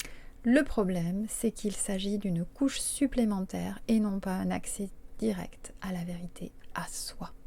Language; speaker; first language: French; native; French